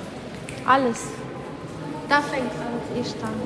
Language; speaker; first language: German; non-native, learner; Ukrainian